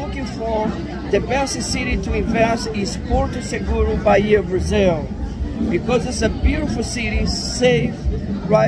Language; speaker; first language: English; non-native, learner; Portuguese